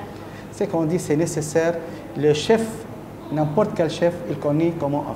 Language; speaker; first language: French; non-native, learner; Arabic